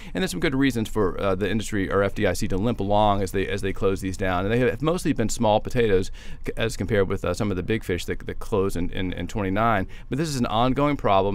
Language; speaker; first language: English; native; English